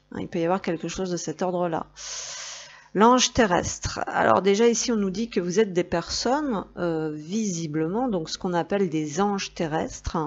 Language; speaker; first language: French; native; French